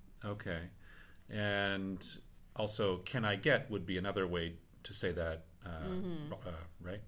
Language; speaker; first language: English; native; English